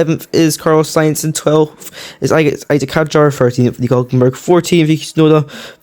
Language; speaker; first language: English; native; English